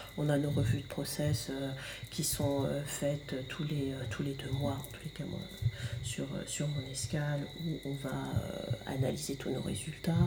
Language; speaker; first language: French; native; French